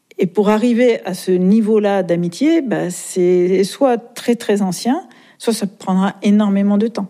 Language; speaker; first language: French; native; French